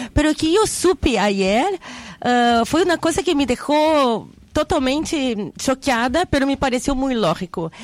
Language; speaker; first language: Spanish; non-native, fluent; Portuguese